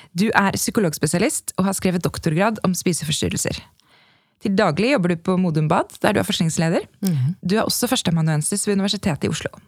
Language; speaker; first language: Norwegian; native; Norwegian